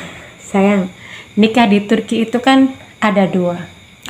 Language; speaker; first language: Indonesian; native; Indonesian